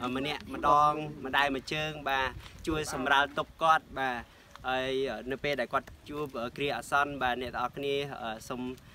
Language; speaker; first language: Khmer; non-native, local second language; Jarai